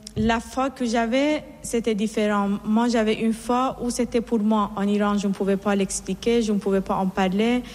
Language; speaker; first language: French; non-native, fluent; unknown